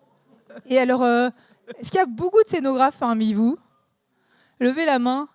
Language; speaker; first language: French; native; French